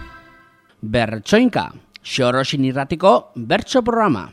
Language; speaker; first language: Basque; native; Basque